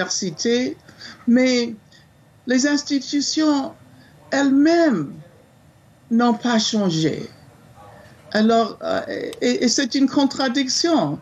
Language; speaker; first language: French; non-native, fluent; English